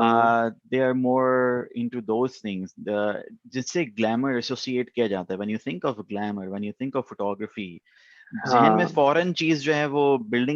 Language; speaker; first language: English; non-native, local second language; Hindi